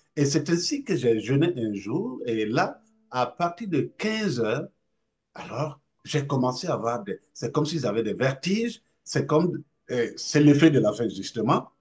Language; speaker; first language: French; non-native, local second language; Mossi